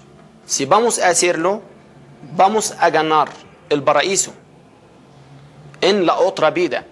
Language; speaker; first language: Spanish; non-native, fluent; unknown